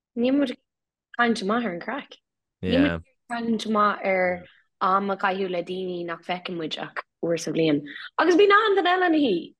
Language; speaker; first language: Irish; native; Irish